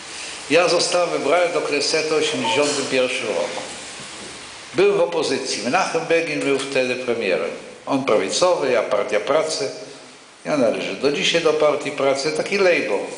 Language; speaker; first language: Polish; non-native, local second language; Yiddish